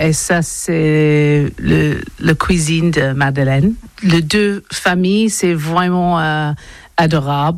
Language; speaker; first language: French; non-native, learner; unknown